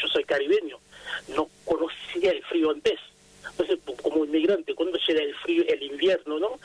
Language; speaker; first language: Spanish; non-native, fluent; Haitian Creole